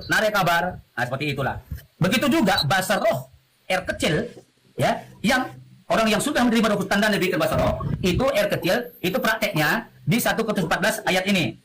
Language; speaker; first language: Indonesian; non-native, local second language; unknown